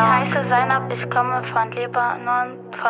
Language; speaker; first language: German; non-native, learner; Arabic